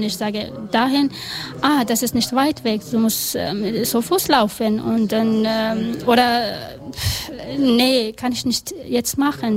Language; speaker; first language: German; non-native, learner; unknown